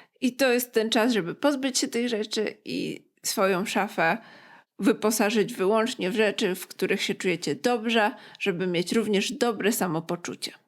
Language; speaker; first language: Polish; native; Polish